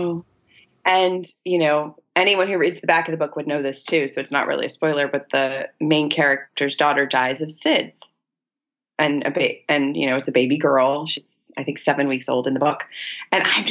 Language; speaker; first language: English; native; English